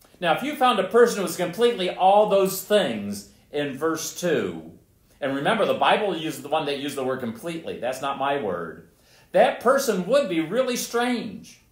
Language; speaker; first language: English; native; English